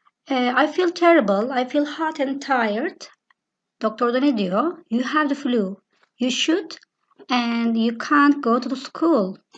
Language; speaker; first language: English; non-native, fluent; Turkish